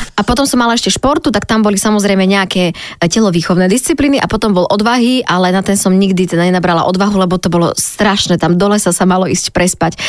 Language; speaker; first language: Slovak; native; Slovak